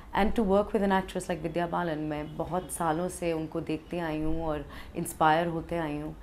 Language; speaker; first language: Hindi; early bilingual, heritage; Hindi